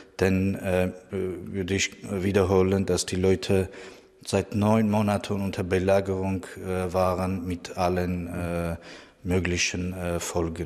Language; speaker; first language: German; non-native, fluent; Armenian